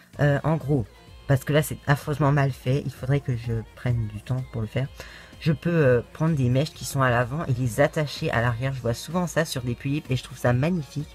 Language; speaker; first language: French; native; French